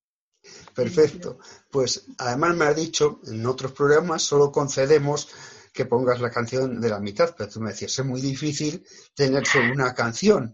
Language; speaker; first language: Spanish; native; Spanish